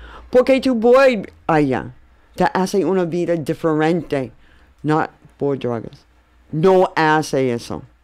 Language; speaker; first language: Spanish; non-native, learner; English